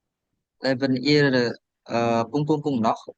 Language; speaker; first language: German; non-native, learner; Indonesian